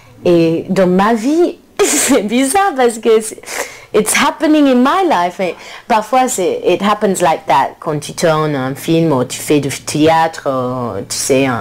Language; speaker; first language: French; non-native, learner; English